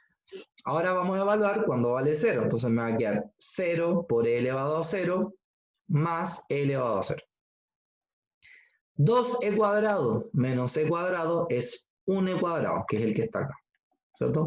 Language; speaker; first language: Spanish; native; Spanish